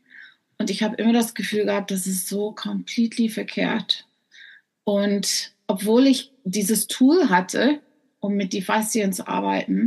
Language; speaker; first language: German; non-native, fluent; English